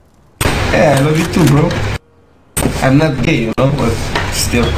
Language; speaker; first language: English; non-native, fluent; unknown